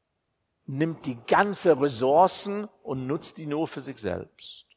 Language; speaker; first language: German; non-native, fluent; English